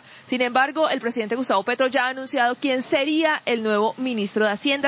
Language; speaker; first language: Spanish; native; Spanish